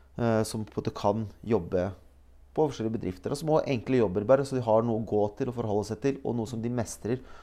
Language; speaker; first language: Norwegian; early bilingual, other home language; Bosnian